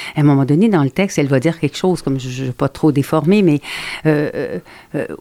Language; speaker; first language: French; native; French